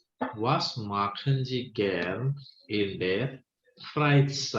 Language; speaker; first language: German; non-native, fluent; Hindi